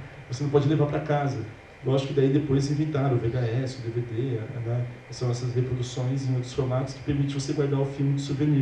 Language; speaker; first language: Portuguese; native; Portuguese